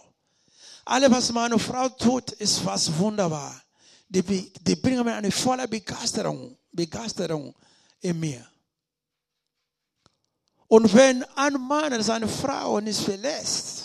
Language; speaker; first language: German; non-native, learner; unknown